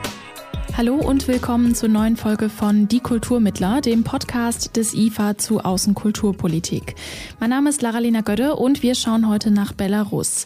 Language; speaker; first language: German; native; German